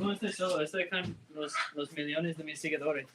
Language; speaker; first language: Spanish; non-native, learner; English